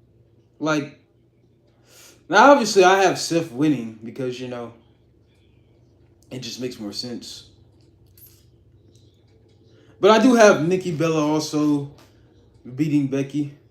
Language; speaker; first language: English; native; English